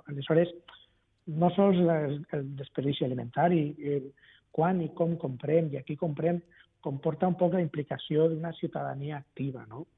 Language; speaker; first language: Catalan; native; Catalan